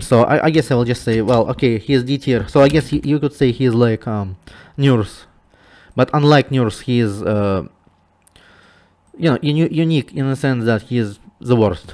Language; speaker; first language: English; non-native, fluent; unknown